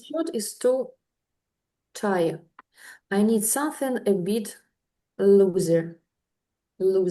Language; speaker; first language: English; non-native, learner; Russian